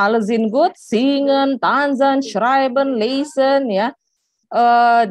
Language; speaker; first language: German; non-native, learner; Indonesian